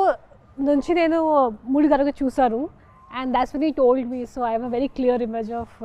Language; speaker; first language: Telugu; non-native, local second language; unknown